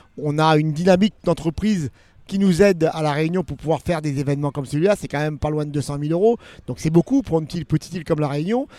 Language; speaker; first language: French; native; French